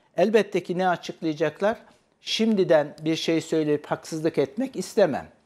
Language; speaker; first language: Turkish; native; Turkish